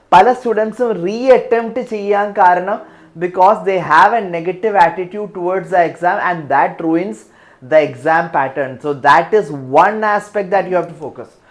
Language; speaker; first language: English; non-native, local second language; Malayalam